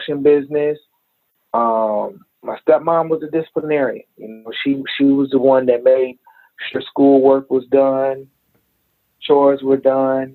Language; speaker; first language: English; native; English